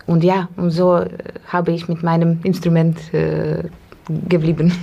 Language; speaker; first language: German; non-native, learner; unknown